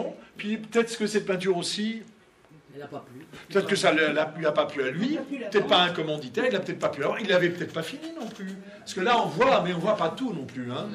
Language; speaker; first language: French; native; French